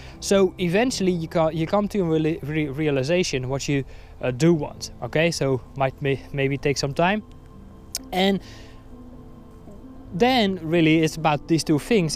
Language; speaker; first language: English; non-native, fluent; Dutch